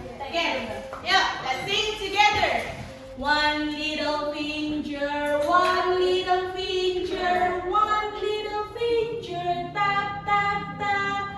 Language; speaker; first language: English; non-native, learner; Indonesian